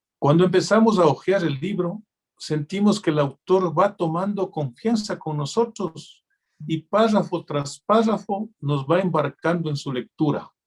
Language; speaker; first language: Spanish; native; Spanish